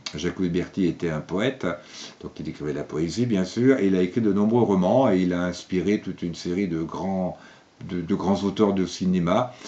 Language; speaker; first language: French; native; French